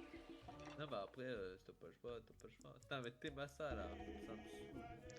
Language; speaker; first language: French; native; French